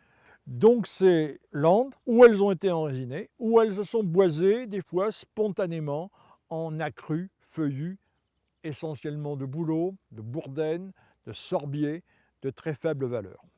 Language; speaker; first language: French; native; French